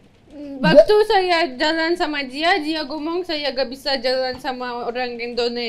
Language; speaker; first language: Indonesian; non-native, learner; Russian